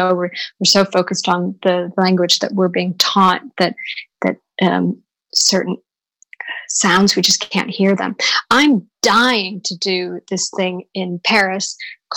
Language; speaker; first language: English; native; English